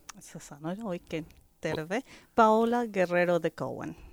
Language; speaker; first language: Finnish; non-native, learner; Spanish